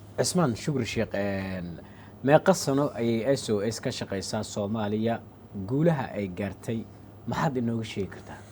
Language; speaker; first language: Somali; native; Somali